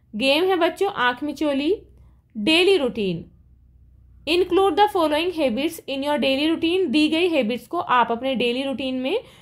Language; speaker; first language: Hindi; native; Hindi